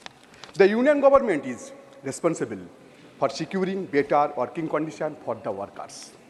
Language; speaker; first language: English; non-native, local second language; Bangla